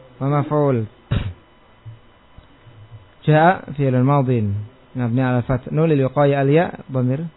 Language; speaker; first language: Arabic; non-native, fluent; Indonesian